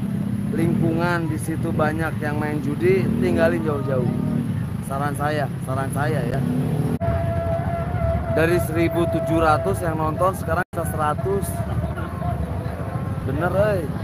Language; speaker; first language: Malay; non-native, local second language; Sundanese